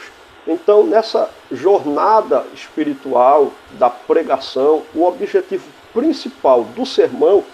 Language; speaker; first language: Portuguese; native; Portuguese